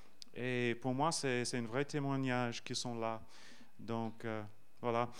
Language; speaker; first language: French; non-native, fluent; English